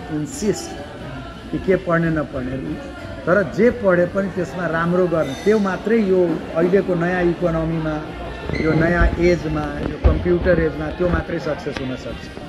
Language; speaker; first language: Nepali; non-native, local second language; Maithili